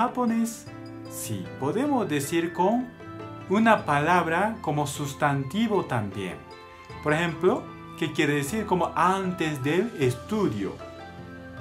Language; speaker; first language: Spanish; non-native, learner; Japanese